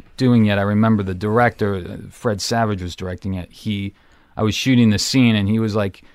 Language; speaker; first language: English; native; English